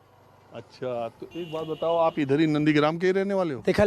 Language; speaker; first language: Hindi; native; Hindi